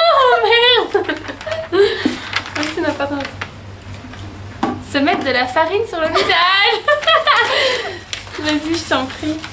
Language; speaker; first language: French; native; French